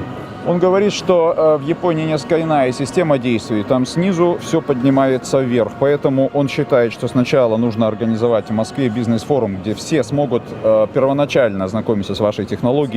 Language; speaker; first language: Russian; native; Russian